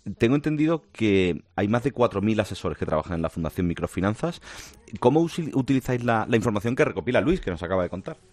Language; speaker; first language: Spanish; native; Spanish